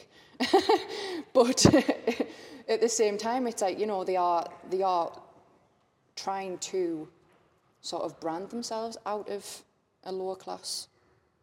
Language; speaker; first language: English; native; English